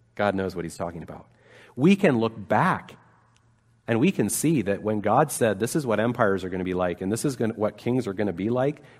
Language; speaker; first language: English; native; English